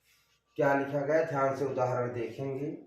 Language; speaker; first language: Hindi; native; Hindi